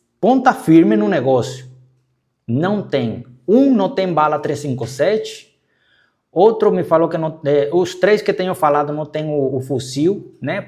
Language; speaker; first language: Portuguese; non-native, fluent; Spanish